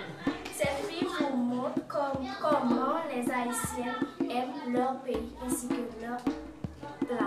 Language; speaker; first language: French; non-native, local second language; Haitian Creole